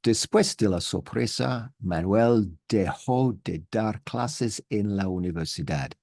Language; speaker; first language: Spanish; non-native, learner; English